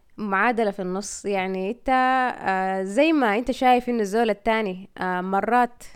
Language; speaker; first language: Arabic; native; Arabic